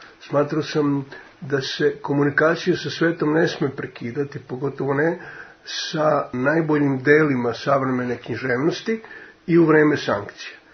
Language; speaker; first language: Serbian; native; Serbian